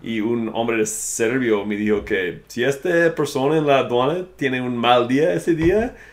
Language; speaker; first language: Spanish; non-native, fluent; English